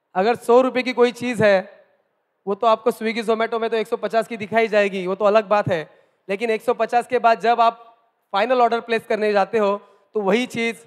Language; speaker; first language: Hindi; non-native, local second language; Marathi